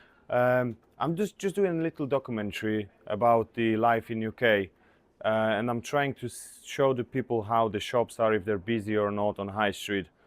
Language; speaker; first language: English; non-native, fluent; Polish